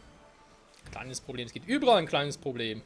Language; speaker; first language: German; native; German